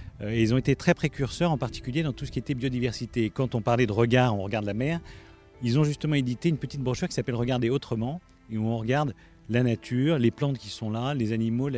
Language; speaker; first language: French; native; French